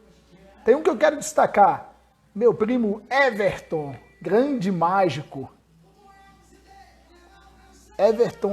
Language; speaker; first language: Portuguese; native; Portuguese